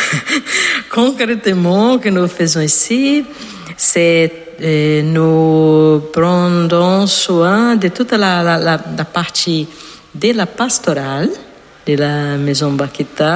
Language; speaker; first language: French; non-native, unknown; Portuguese